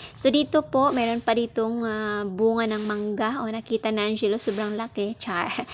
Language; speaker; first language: Filipino; non-native, local second language; Hiligaynon